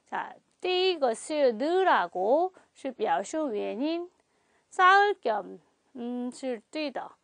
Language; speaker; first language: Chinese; non-native, fluent; Korean